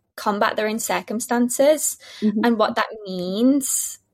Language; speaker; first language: English; native; English